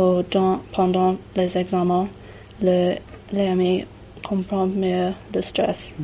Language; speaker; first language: French; non-native, learner; English